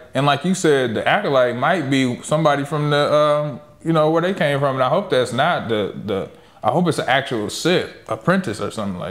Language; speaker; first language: English; native; English